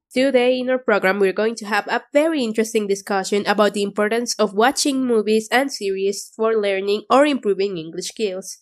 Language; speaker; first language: English; non-native, fluent; Spanish